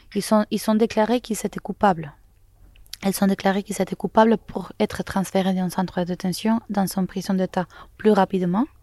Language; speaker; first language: French; non-native, fluent; Spanish